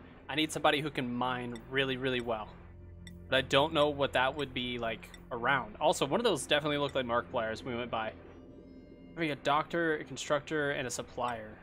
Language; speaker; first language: English; native; English